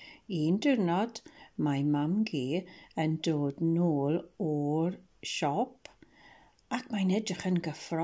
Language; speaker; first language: Welsh; non-native, local second language; English